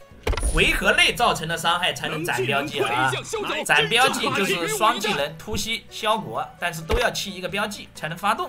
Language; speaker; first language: Chinese; native; Chinese